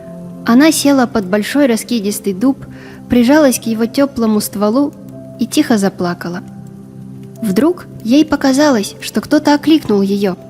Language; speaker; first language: Russian; native; Russian